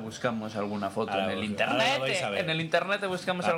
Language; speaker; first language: Spanish; native; Spanish